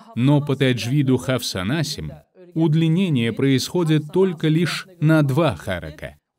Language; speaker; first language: Russian; non-native, fluent; Azerbaijani